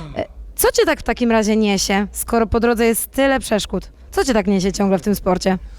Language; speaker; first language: Polish; native; Polish